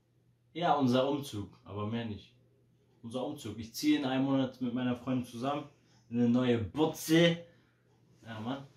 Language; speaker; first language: German; early bilingual, heritage; Polish